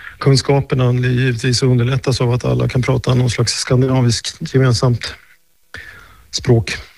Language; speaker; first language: Swedish; native; Swedish